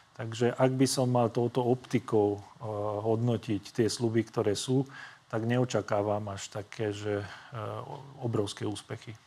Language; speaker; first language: Slovak; non-native, local second language; Hungarian